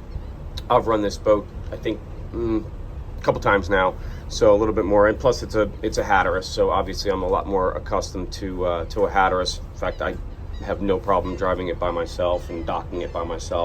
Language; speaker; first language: English; native; English